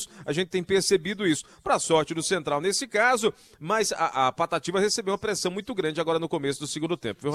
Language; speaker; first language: Portuguese; native; Portuguese